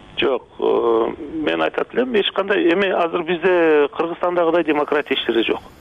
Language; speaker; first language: Kyrgyz; native; Kyrgyz